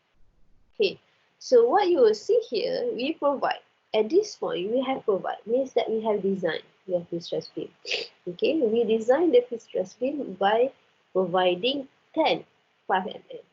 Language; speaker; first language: English; non-native, local second language; Malay